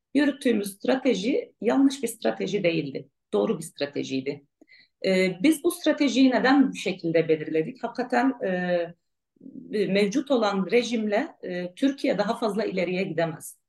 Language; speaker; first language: Turkish; non-native, local second language; Arabic